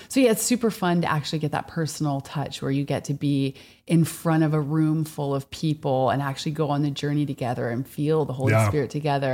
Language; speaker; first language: English; native; English